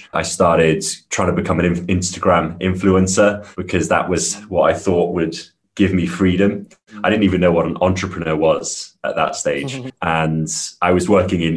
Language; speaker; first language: English; native; English